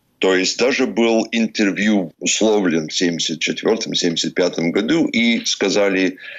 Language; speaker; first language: Russian; non-native, fluent; English